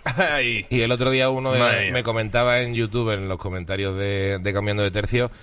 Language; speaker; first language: Spanish; native; Spanish